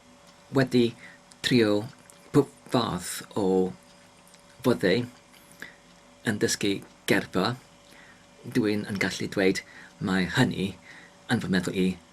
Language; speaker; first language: Welsh; non-native, learner; English